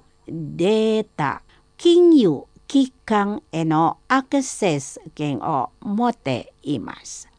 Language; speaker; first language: Japanese; non-native, fluent; Indonesian